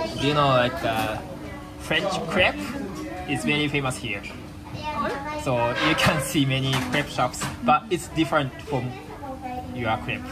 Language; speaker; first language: English; non-native, fluent; Japanese